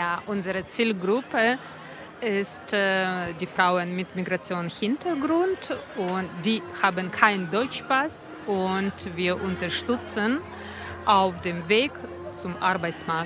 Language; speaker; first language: German; non-native, learner; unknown